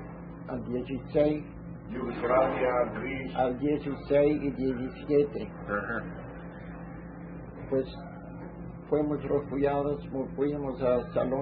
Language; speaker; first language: Spanish; early bilingual, heritage; Ladino